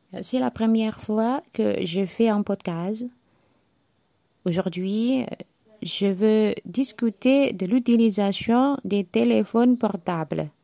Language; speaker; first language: French; non-native, learner; Javanese